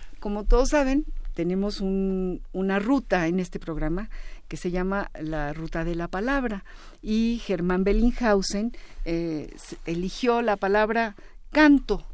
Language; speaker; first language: Spanish; native; Spanish